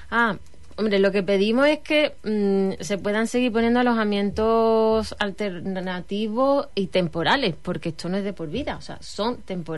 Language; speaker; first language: Spanish; native; Spanish